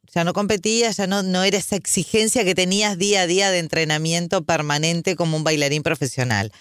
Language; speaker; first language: Spanish; native; Spanish